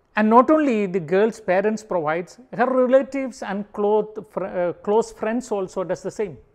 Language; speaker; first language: English; non-native, local second language; Malayalam